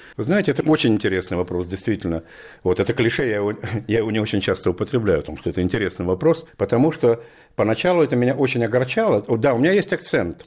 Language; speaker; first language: Russian; native; Russian